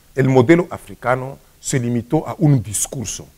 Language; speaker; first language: Spanish; non-native, fluent; Swahili